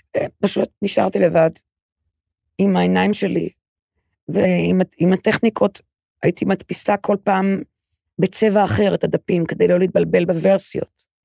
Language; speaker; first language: Hebrew; native; Hebrew